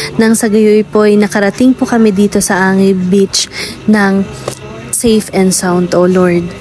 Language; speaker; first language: Filipino; non-native, local second language; Iloko